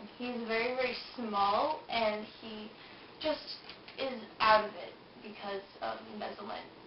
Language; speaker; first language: English; native; English